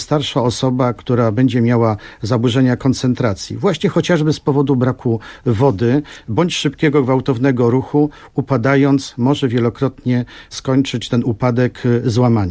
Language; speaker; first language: Polish; native; Polish